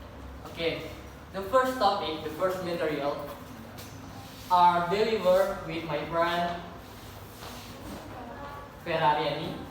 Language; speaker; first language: English; non-native, local second language; Indonesian